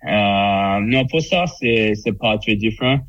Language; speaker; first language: French; non-native, learner; English